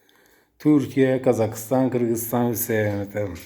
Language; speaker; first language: Russian; non-native, learner; Uzbek